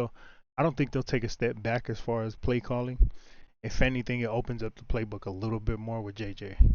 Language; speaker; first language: English; native; English